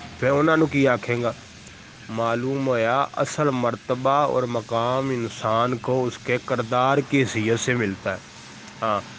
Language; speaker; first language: Urdu; non-native, local second language; Punjabi